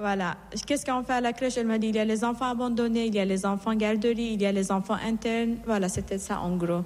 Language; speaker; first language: French; non-native, fluent; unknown